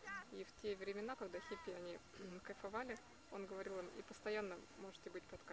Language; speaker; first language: Russian; native; Russian